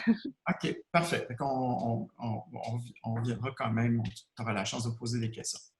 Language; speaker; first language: French; native; French